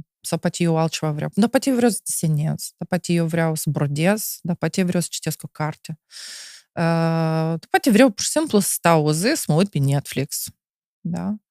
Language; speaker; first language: Romanian; non-native, local second language; Russian